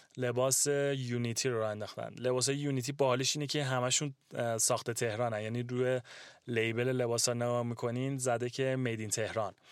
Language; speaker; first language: Persian; native; Persian